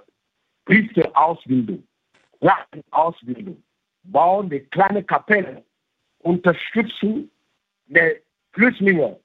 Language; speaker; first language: German; non-native, fluent; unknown